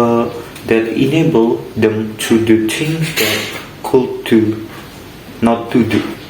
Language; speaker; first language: English; non-native, learner; Indonesian